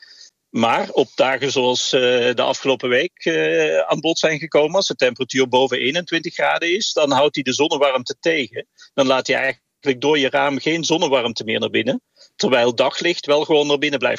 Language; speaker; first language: Dutch; native; Dutch